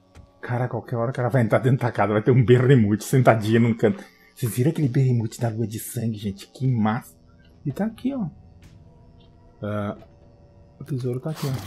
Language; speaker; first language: Portuguese; native; Portuguese